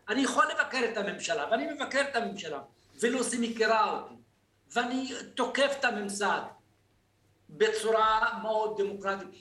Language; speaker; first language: Hebrew; non-native, local second language; Arabic